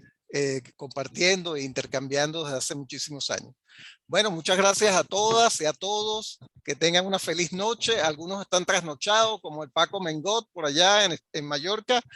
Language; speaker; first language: Spanish; native; Spanish